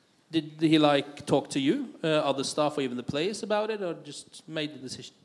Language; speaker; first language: English; non-native, fluent; Norwegian